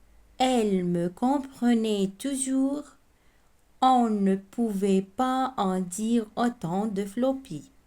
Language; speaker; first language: French; non-native, local second language; Arabic